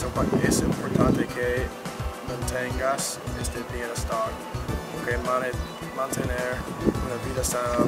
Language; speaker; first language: Spanish; non-native, learner; English